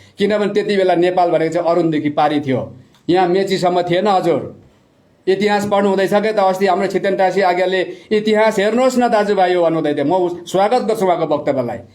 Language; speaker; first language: Nepali; native; Nepali